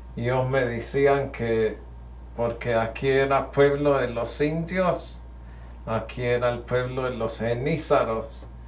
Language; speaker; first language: Spanish; early bilingual, heritage; Spanish